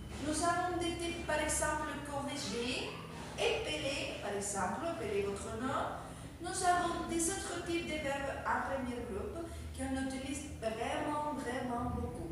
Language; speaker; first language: French; non-native, fluent; Spanish